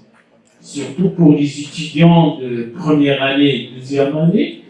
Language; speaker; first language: French; non-native, local second language; Arabic